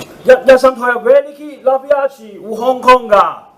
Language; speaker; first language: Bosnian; non-native, learner; Cantonese